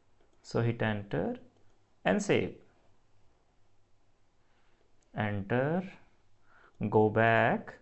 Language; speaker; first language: English; non-native, local second language; Hindi